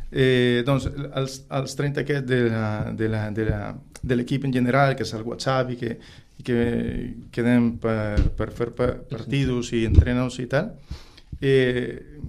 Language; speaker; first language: Catalan; non-native, local second language; Spanish